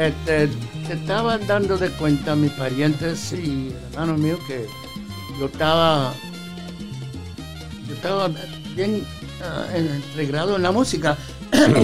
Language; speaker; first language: Spanish; early bilingual, heritage; Spanish